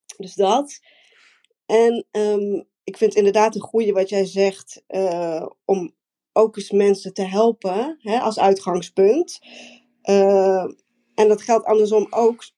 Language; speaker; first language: Dutch; native; Dutch